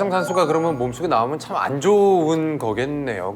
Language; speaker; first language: Korean; native; Korean